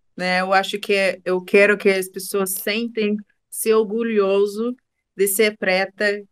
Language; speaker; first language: Portuguese; non-native, fluent; English